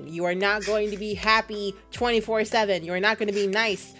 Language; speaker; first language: English; native; English